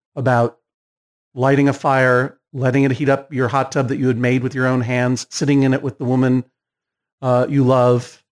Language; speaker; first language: English; native; English